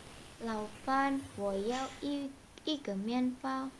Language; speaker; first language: Chinese; non-native, learner; Indonesian